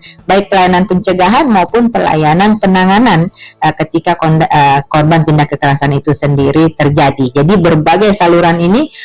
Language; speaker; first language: Indonesian; native; Indonesian